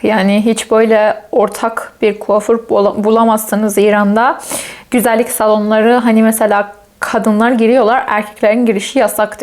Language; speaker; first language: Turkish; non-native, fluent; Persian